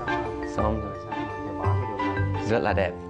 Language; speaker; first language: Vietnamese; non-native, learner; English